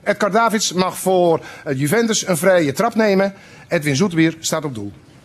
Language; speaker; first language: Dutch; native; Dutch